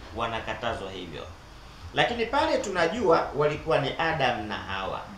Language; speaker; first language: Swahili; native; Swahili